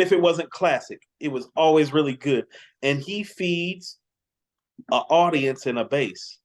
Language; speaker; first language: English; native; English